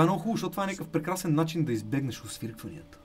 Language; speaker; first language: Bulgarian; native; Bulgarian